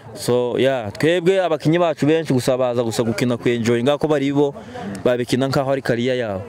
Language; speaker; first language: Kinyarwanda; native; Kinyarwanda